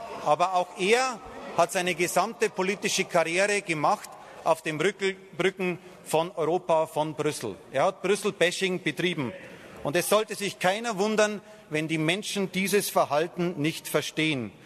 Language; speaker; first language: German; native; German